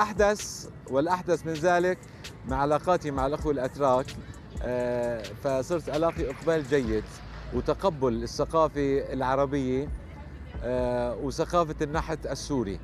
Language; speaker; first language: Arabic; native; Arabic